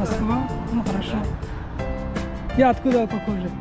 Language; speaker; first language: Russian; non-native, learner; Bangla